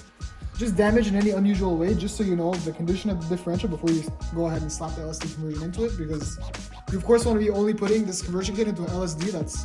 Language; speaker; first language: English; native; English